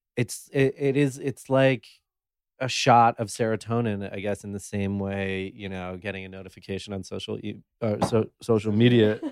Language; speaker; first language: English; native; English